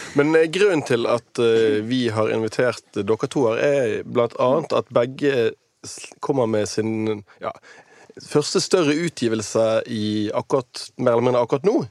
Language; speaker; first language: Norwegian; native; Norwegian